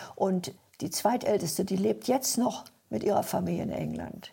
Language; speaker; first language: German; native; German